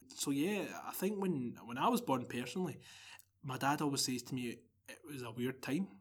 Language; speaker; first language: English; native; English